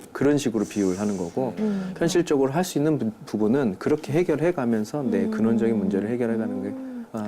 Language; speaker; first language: Korean; native; Korean